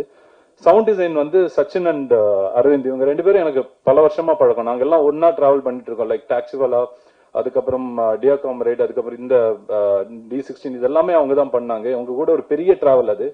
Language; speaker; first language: Tamil; native; Tamil